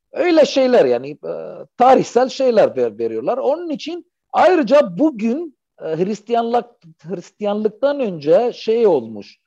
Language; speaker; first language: Turkish; non-native, fluent; Arabic